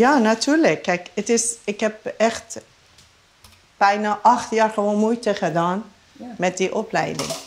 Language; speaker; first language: Dutch; non-native, learner; Persian